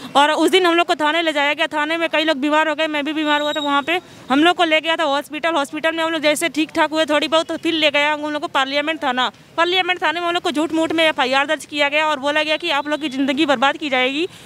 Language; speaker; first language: Hindi; native; Hindi